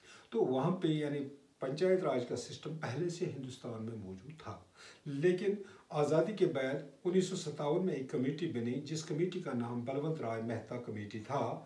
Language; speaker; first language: Urdu; non-native, local second language; Kashmiri